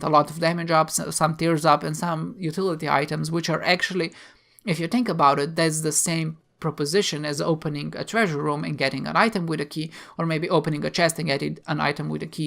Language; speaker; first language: English; non-native, fluent; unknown